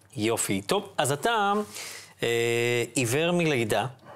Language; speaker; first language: Hebrew; native; Hebrew